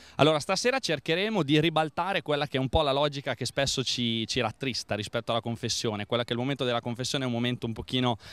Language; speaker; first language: Italian; non-native, fluent; Portuguese